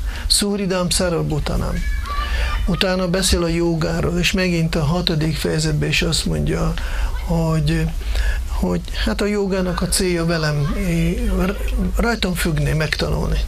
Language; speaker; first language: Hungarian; non-native, fluent; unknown